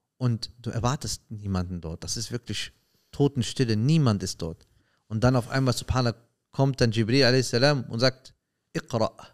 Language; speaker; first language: German; early bilingual, other home language; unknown